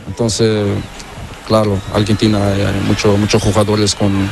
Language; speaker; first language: Spanish; non-native, learner; Portuguese